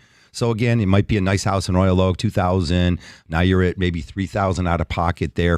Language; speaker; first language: English; native; English